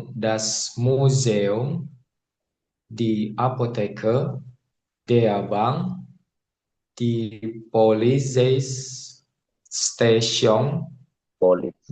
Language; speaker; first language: German; non-native, learner; Indonesian